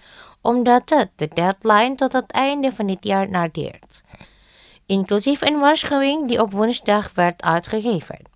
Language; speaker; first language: Dutch; non-native, fluent; Indonesian